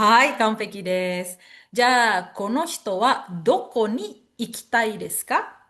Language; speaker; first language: Japanese; non-native, fluent; Indonesian